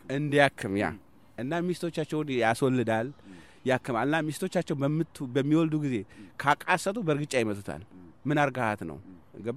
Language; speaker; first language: Amharic; non-native, local second language; Somali